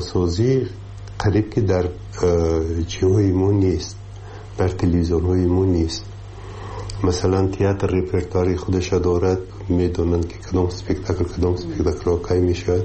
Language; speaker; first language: Persian; native; Persian